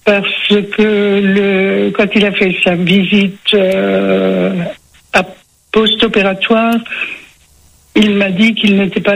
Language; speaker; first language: French; native; French